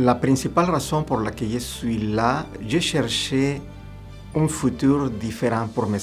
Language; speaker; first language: French; non-native, learner; Spanish